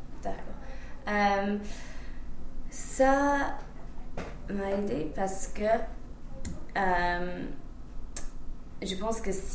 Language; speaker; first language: French; non-native, fluent; English